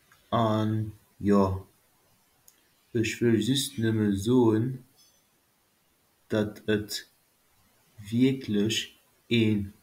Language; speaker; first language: German; non-native, local second language; Luxembourgish